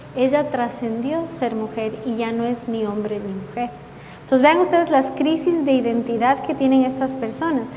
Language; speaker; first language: Spanish; early bilingual, heritage; Spanish